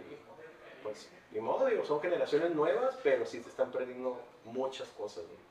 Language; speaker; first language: Spanish; early bilingual, heritage; Spanish